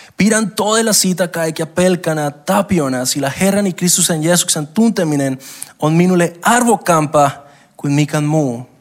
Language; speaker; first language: Finnish; non-native, fluent; Spanish